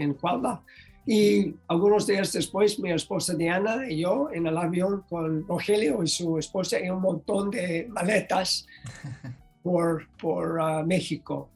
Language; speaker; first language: Spanish; non-native, learner; English